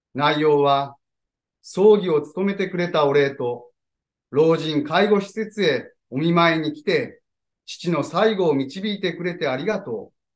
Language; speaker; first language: Japanese; native; Japanese